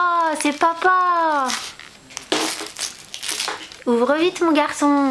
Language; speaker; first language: French; native; French